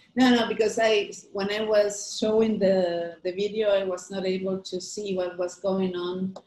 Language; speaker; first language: English; non-native, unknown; Spanish